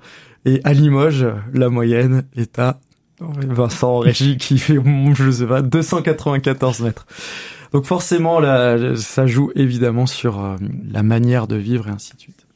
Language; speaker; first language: French; native; French